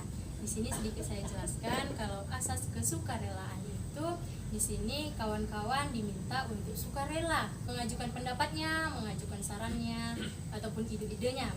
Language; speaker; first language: Indonesian; native; Indonesian